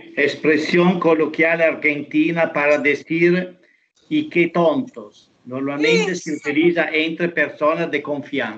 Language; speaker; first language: Spanish; non-native, learner; Italian